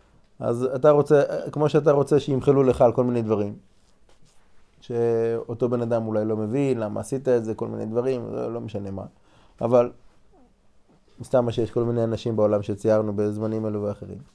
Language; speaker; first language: Hebrew; non-native, fluent; English